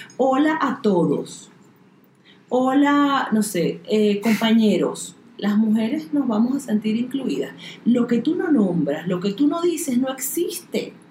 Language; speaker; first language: Spanish; native; Spanish